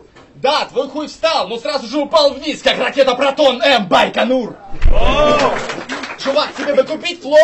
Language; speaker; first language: Russian; native; Russian